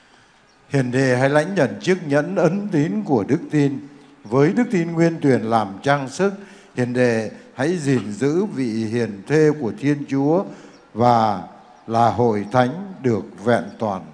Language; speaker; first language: Vietnamese; native; Vietnamese